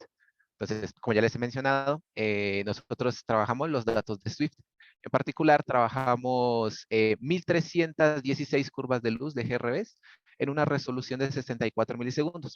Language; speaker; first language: Spanish; native; Spanish